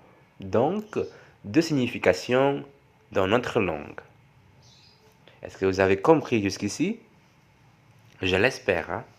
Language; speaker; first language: French; non-native, fluent; Javanese